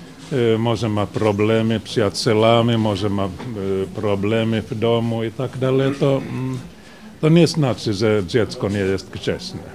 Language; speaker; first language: Polish; non-native, learner; Finnish